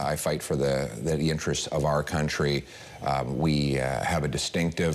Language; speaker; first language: English; native; English